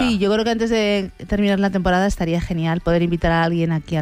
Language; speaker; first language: Spanish; native; Spanish